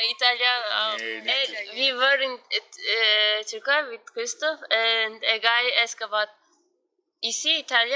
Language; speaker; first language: German; non-native, learner; Turkish